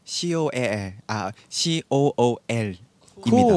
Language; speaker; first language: Korean; non-native, learner; Vietnamese